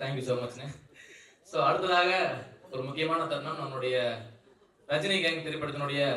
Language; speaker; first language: Tamil; native; Tamil